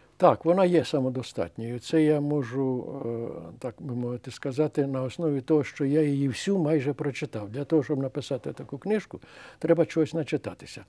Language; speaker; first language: Ukrainian; native; Ukrainian